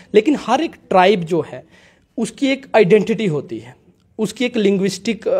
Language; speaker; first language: Hindi; native; Hindi